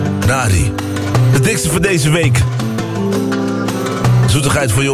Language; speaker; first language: Dutch; native; Dutch